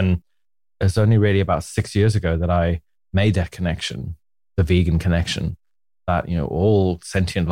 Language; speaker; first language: English; native; English